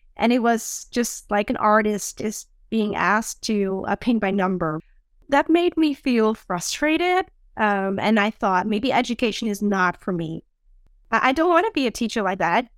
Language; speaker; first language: English; non-native, fluent; Dutch